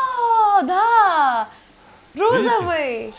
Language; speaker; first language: Russian; non-native, fluent; Korean